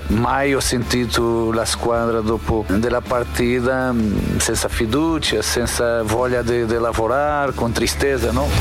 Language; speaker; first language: Italian; non-native, fluent; Portuguese